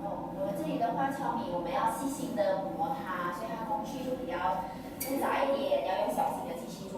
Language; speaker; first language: Chinese; native; Chinese